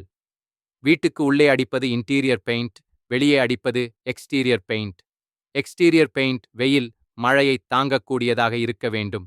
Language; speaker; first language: Tamil; native; Tamil